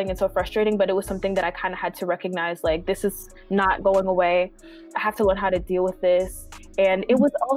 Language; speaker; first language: English; native; English